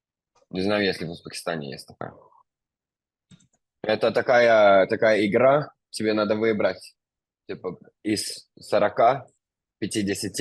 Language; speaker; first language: Russian; non-native, fluent; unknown